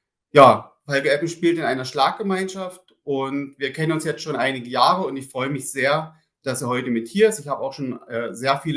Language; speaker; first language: German; native; German